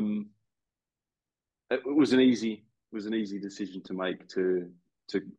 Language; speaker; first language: English; native; English